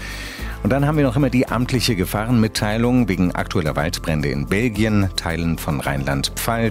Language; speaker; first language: German; native; German